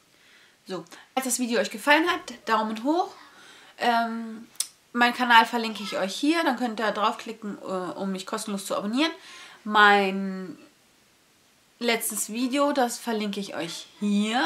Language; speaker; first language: German; native; German